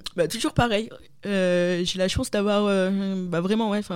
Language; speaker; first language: French; native; French